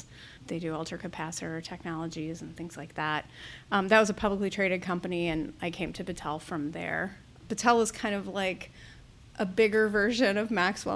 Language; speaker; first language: English; native; English